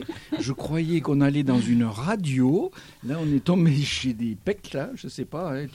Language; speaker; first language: French; native; French